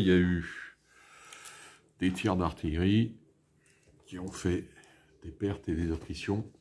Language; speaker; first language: French; native; French